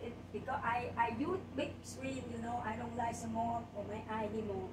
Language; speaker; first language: English; non-native, learner; Vietnamese